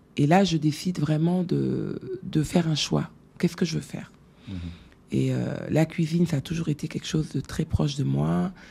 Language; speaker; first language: French; native; French